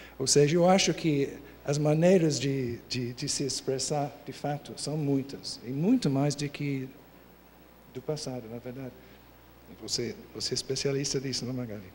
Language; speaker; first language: Portuguese; non-native, fluent; English